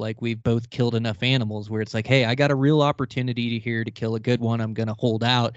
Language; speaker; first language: English; native; English